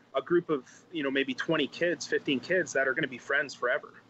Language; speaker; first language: English; native; English